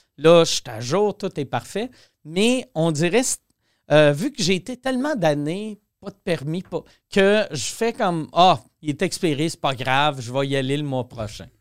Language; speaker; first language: French; native; French